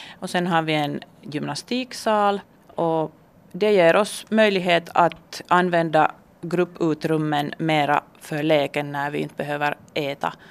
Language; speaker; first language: Swedish; non-native, local second language; Finnish